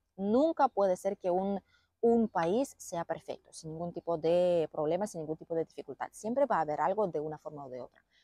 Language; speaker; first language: Spanish; non-native, fluent; Lithuanian